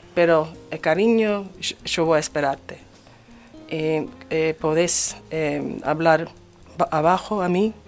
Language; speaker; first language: Spanish; non-native, learner; English